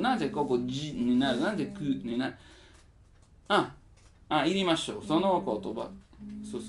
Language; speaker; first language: Japanese; non-native, learner; Italian